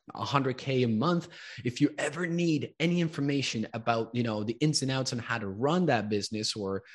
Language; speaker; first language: English; early bilingual, other home language; Italian